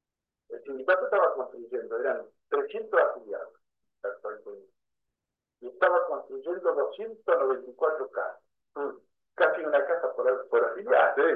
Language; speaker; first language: Spanish; native; Spanish